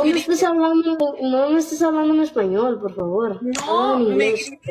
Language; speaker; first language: Spanish; early bilingual, heritage; Spanish